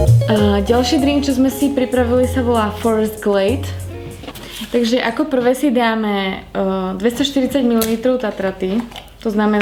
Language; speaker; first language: Slovak; native; Slovak